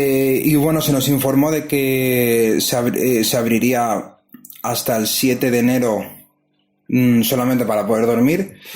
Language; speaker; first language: Spanish; native; Spanish